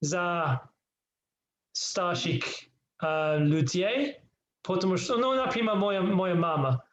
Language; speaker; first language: Russian; non-native, learner; English